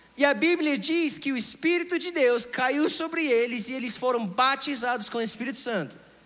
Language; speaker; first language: Portuguese; non-native, fluent; English